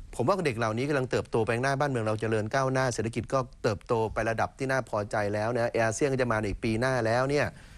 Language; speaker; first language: Thai; native; Thai